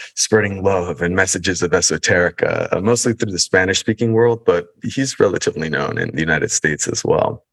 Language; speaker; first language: English; early bilingual, other home language; Spanish